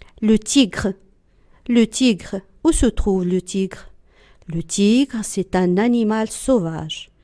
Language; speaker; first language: French; non-native, local second language; Arabic